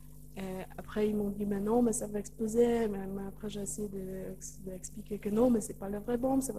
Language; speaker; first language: French; non-native, learner; Polish